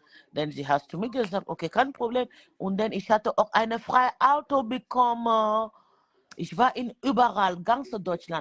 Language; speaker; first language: German; non-native, learner; French